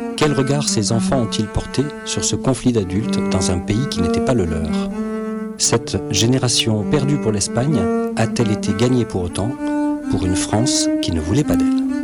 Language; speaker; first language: French; native; French